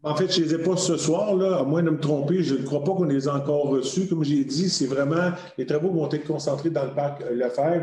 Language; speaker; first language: French; native; French